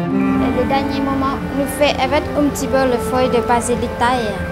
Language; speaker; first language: French; non-native, learner; Vietnamese